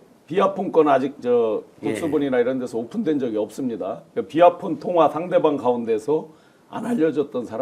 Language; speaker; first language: Korean; native; Korean